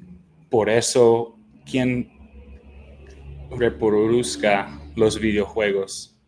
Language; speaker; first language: Spanish; non-native, fluent; English